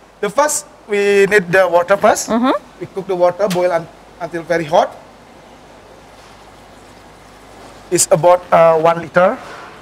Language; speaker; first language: English; non-native, learner; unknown